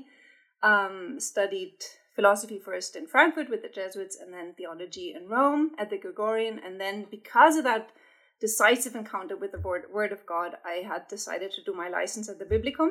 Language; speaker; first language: English; non-native, fluent; German